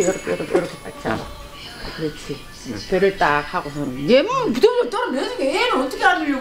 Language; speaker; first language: Korean; native; Korean